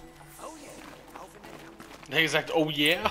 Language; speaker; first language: German; native; German